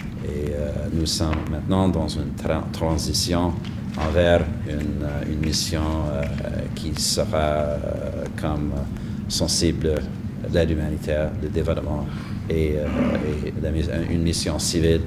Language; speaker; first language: French; non-native, fluent; English